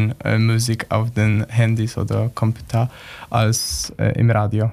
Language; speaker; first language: German; non-native, learner; Polish